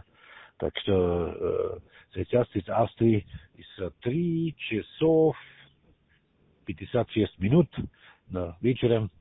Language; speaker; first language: Russian; non-native, learner; German